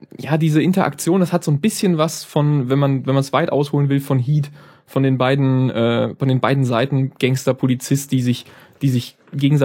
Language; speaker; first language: German; native; German